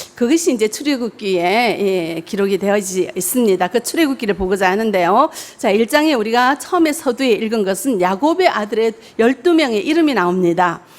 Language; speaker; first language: Korean; native; Korean